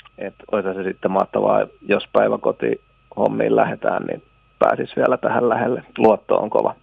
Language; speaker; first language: Finnish; native; Finnish